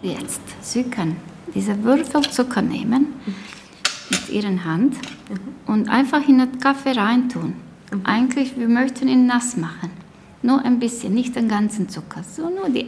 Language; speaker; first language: German; non-native, learner; Bosnian